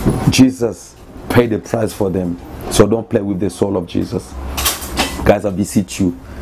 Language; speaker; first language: English; non-native, fluent; Lingala